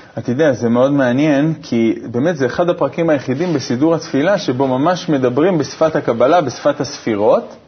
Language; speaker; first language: Hebrew; native; Hebrew